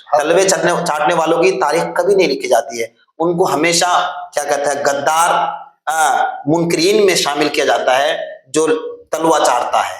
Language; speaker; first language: Urdu; non-native, local second language; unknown